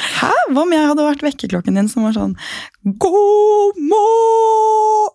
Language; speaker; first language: Norwegian; native; Norwegian